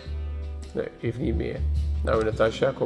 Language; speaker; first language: Dutch; native; Dutch